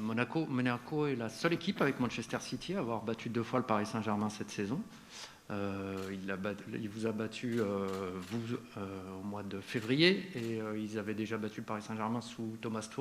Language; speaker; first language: French; native; French